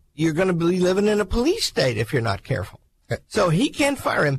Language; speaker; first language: English; native; English